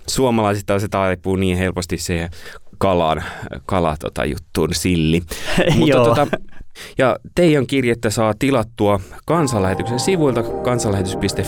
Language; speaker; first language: Finnish; native; Finnish